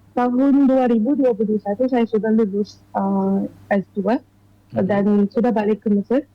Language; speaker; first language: Indonesian; non-native, fluent; Arabic